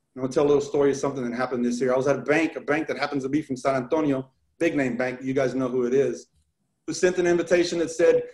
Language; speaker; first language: English; early bilingual, other home language; Spanish